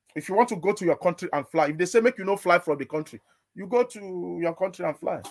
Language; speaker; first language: English; non-native, local second language; Igbo